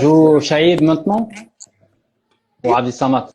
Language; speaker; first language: French; non-native, learner; Arabic